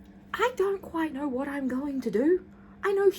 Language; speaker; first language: English; native; English